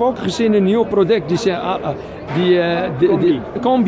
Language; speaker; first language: Dutch; non-native, fluent; Arabic